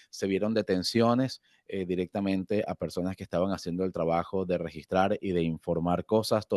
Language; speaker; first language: Spanish; native; Spanish